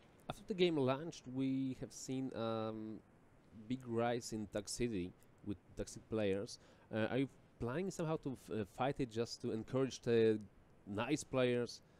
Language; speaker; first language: English; non-native, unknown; Polish